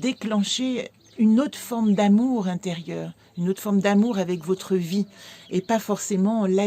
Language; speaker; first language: French; native; French